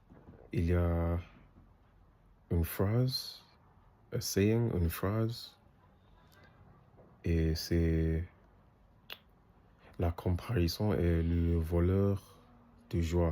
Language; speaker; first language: French; non-native, learner; English